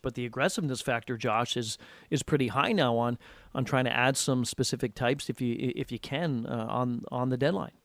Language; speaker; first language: English; native; English